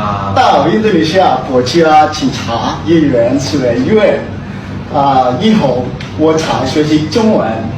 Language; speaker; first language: Chinese; non-native, learner; Indonesian